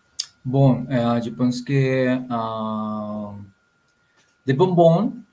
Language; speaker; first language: French; non-native, learner; Spanish